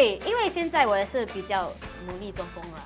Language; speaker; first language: Chinese; non-native, local second language; English